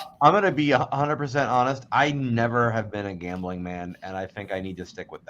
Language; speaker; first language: English; native; English